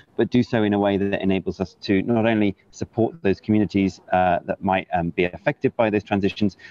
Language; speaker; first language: English; native; English